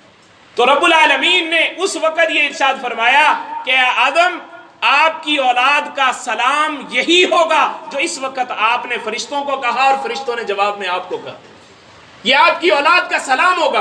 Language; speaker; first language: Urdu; non-native, local second language; Punjabi